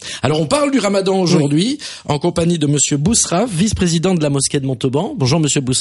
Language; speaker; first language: French; native; French